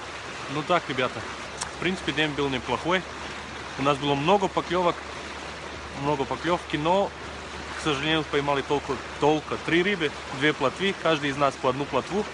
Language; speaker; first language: Russian; early bilingual, heritage; Russian